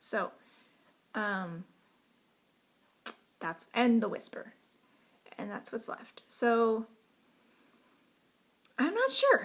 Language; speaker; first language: English; native; English